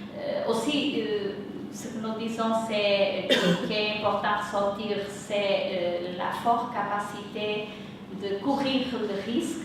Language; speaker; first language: French; non-native, fluent; Portuguese